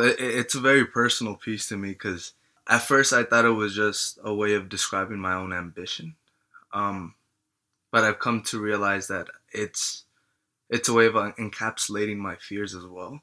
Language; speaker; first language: English; early bilingual, other home language; Spanish